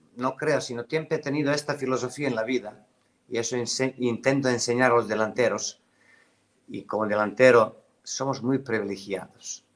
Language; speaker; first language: Spanish; non-native, fluent; Serbian